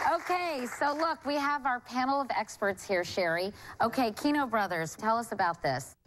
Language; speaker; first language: English; native; English